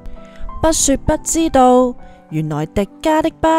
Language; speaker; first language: Chinese; non-native, local second language; Cantonese